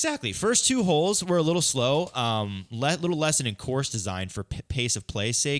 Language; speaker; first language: English; native; English